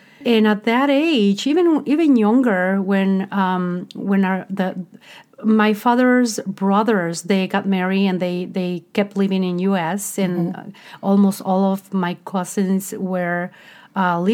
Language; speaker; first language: English; non-native, fluent; Spanish